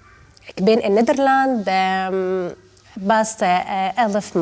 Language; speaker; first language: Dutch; non-native, learner; Arabic